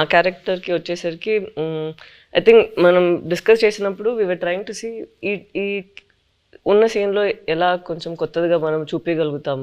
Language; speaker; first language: Telugu; non-native, local second language; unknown